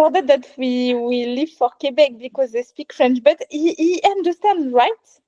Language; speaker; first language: English; non-native, learner; French